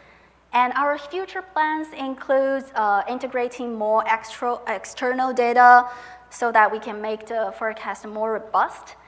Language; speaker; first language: English; non-native, fluent; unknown